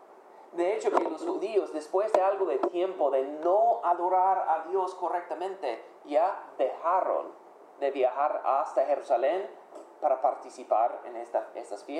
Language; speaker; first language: Spanish; non-native, fluent; English